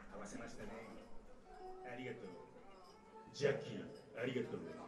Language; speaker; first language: Japanese; native; Japanese